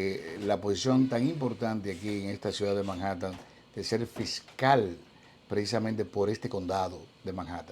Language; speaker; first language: Spanish; native; Spanish